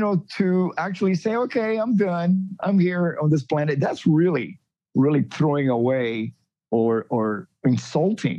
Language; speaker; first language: English; native; English